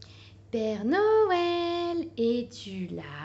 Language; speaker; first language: French; native; French